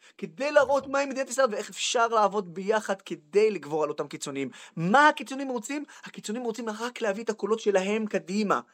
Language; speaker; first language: Hebrew; non-native, local second language; Arabic